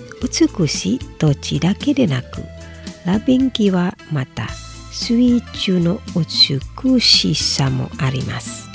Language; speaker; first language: Japanese; non-native, fluent; Indonesian